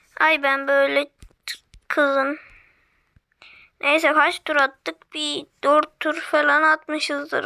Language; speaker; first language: Turkish; native; Turkish